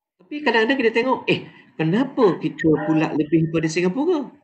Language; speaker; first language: Malay; native; Malay